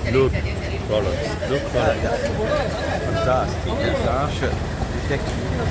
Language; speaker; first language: English; non-native, learner; Slovenian